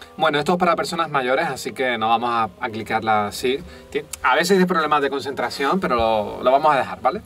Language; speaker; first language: Spanish; native; Spanish